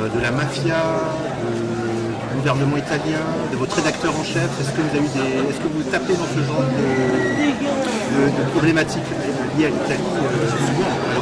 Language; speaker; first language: French; native; French